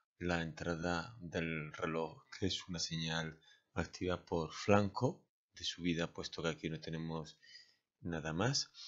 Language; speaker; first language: Spanish; native; Spanish